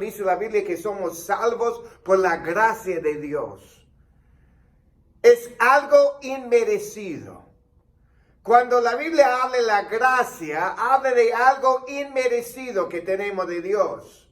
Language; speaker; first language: Spanish; non-native, fluent; English